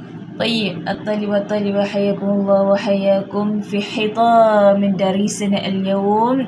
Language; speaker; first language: Arabic; non-native, learner; Malay